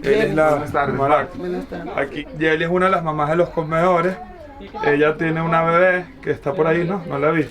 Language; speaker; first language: Spanish; native; Spanish